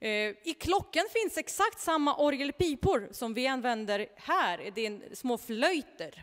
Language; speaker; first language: Swedish; non-native, fluent; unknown